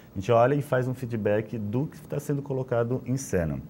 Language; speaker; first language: Portuguese; native; Portuguese